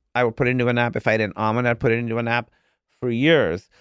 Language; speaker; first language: English; non-native, local second language; Urdu